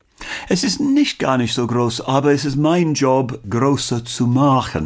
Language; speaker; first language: German; non-native, learner; English